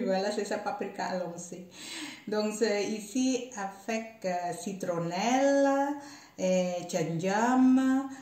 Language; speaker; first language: French; non-native, learner; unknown